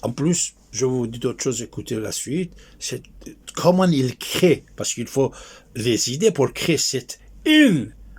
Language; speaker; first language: French; non-native, fluent; Persian